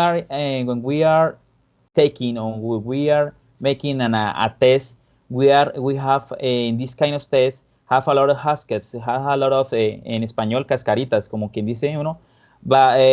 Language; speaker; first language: English; non-native, fluent; Spanish